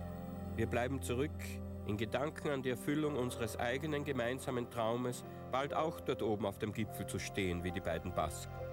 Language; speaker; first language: German; native; German